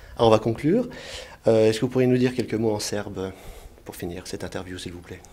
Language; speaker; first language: French; native; French